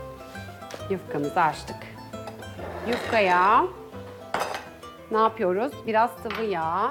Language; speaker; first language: Turkish; native; Turkish